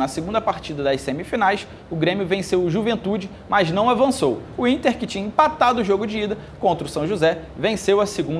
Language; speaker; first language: Portuguese; native; Portuguese